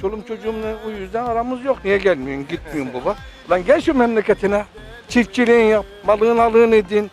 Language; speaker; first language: Turkish; native; Turkish